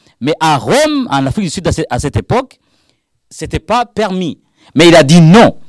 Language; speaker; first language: French; non-native, local second language; Rundi